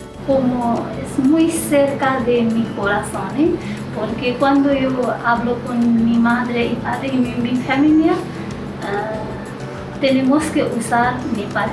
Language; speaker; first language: Spanish; non-native, learner; Arabic